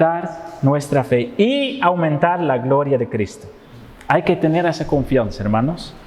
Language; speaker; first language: Spanish; non-native, fluent; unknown